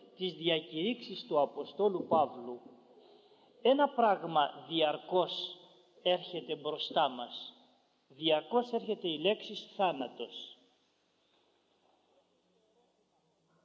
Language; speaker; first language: Greek; native; Greek